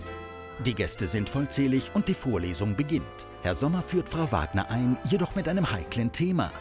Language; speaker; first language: German; native; German